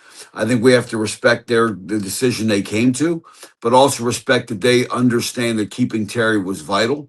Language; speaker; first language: English; native; English